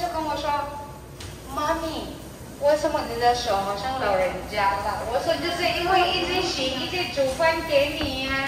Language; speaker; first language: Chinese; non-native, learner; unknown